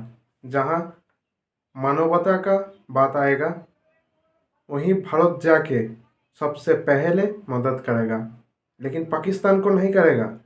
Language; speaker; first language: Hindi; non-native, local second language; Nepali